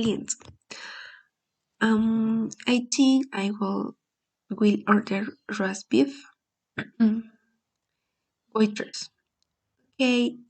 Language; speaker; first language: English; non-native, learner; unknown